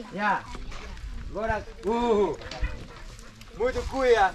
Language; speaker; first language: Portuguese; non-native, learner; Vietnamese